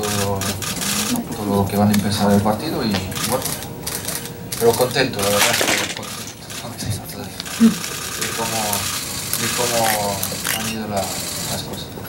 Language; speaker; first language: Spanish; non-native, fluent; French